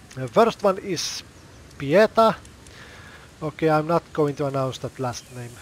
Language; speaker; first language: English; non-native, fluent; Finnish